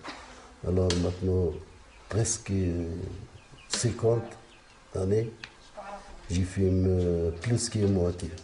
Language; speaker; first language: French; non-native, learner; Arabic